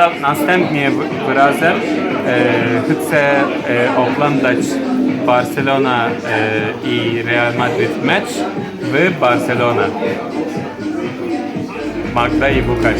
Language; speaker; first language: Polish; non-native, learner; Turkish